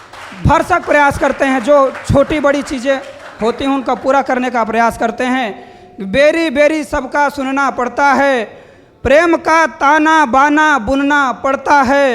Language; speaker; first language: Hindi; native; Hindi